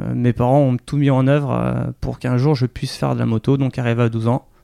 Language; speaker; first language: French; native; French